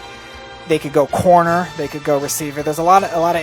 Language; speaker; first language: English; native; English